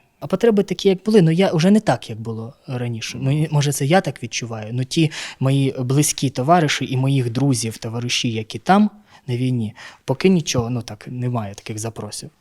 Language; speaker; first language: Ukrainian; non-native, local second language; Russian